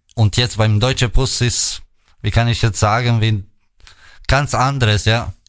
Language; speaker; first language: German; non-native, learner; Albanian